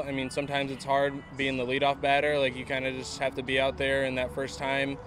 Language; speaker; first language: English; native; English